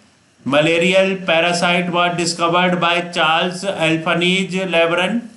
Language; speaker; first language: English; non-native, local second language; Hindi